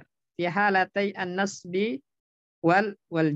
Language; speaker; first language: Arabic; non-native, fluent; Indonesian